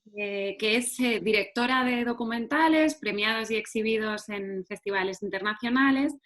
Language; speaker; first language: Spanish; native; Spanish